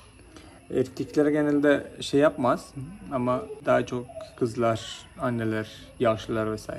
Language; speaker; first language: Turkish; non-native, fluent; Malayalam